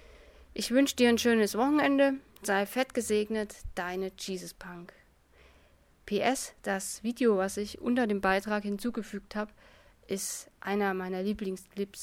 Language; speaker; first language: German; native; German